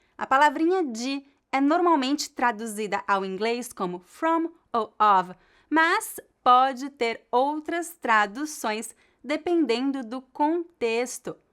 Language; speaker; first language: Portuguese; native; Portuguese